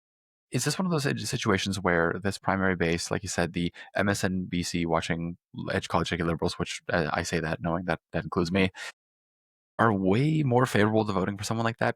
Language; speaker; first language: English; native; English